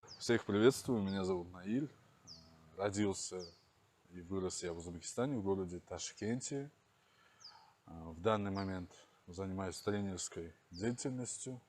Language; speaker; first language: Russian; native; Russian